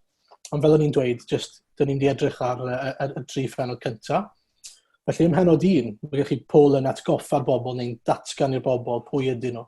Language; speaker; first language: Welsh; native; Welsh